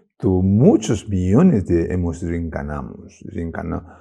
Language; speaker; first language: Spanish; non-native, learner; Tibetan